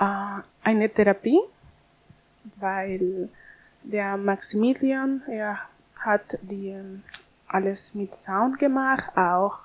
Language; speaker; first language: German; non-native, learner; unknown